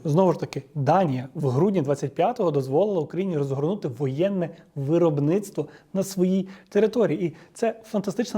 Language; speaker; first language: Ukrainian; native; Ukrainian